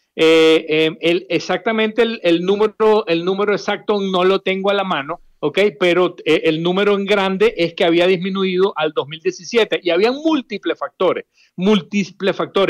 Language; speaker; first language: Spanish; native; Spanish